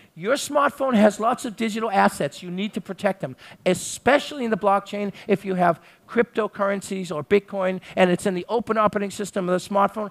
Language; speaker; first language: English; native; English